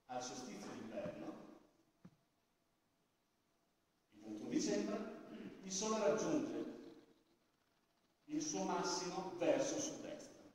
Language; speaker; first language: Italian; native; Italian